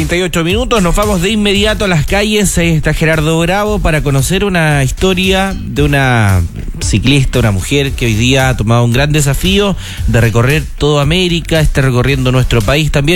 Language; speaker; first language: Spanish; native; Spanish